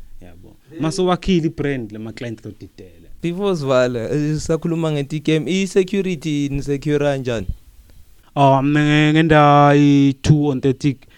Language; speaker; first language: Zulu; non-native, local second language; Swati